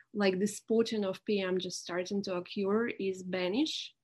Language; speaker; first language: English; non-native, fluent; Russian